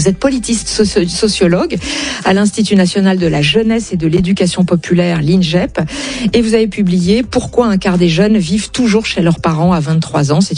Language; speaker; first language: French; native; French